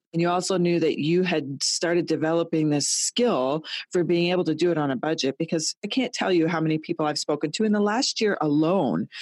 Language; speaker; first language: English; native; English